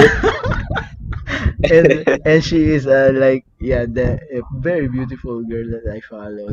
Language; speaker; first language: English; non-native, learner; Filipino